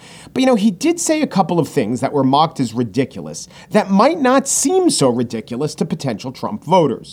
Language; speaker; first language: English; native; English